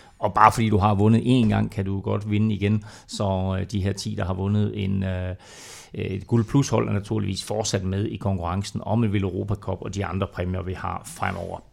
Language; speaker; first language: Danish; native; Danish